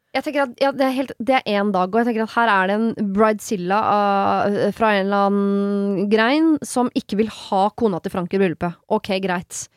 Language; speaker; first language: Norwegian; native; Norwegian